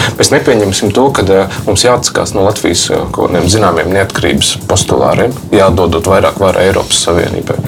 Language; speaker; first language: Latvian; native; Latvian